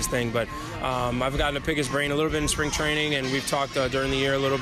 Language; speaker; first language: English; native; English